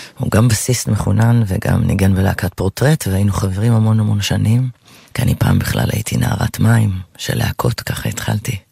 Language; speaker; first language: Hebrew; native; Hebrew